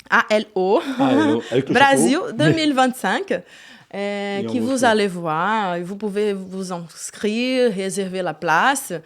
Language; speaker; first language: French; non-native, fluent; Portuguese